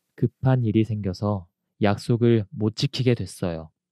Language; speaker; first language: Korean; native; Korean